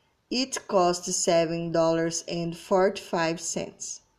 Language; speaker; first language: English; non-native, learner; Portuguese